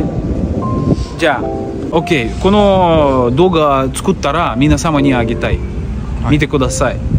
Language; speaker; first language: Japanese; non-native, learner; Russian